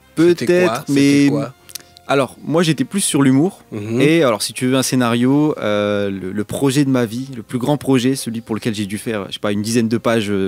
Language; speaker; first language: French; native; French